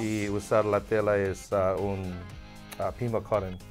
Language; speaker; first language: Spanish; non-native, learner; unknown